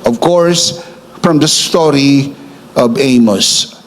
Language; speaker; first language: English; non-native, local second language; Filipino